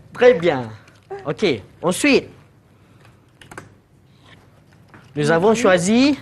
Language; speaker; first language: French; non-native, fluent; Malay